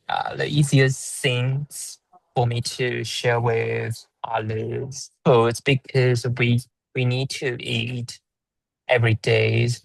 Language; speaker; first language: English; non-native, learner; Chinese